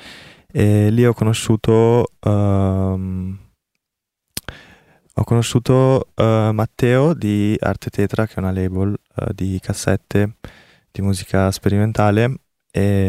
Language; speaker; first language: Italian; early bilingual, other home language; Korean